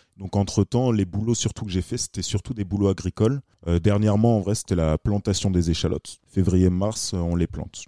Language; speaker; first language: French; native; French